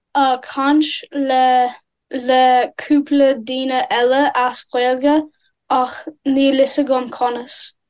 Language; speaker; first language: Irish; non-native, learner; English